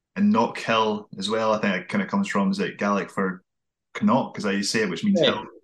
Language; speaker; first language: English; native; English